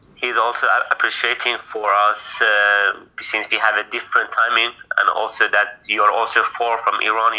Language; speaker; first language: English; non-native, fluent; Persian